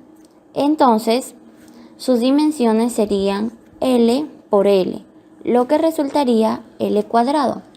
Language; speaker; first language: Spanish; native; Spanish